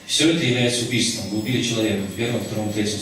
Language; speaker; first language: Russian; native; Russian